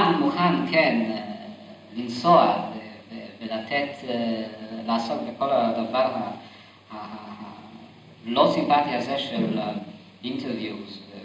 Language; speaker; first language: Hebrew; non-native, fluent; Yiddish